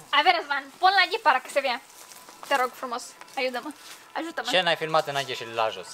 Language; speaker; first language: Spanish; non-native, fluent; Romanian